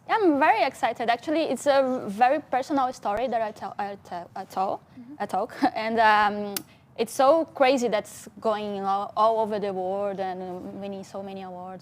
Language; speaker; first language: English; non-native, fluent; Portuguese